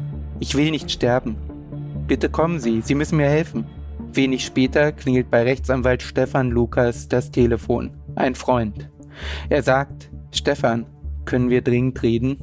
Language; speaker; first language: German; native; German